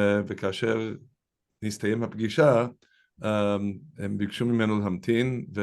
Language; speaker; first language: Hebrew; non-native, fluent; English